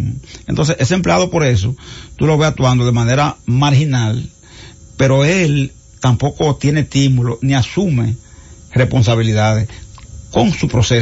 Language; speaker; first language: Spanish; native; Spanish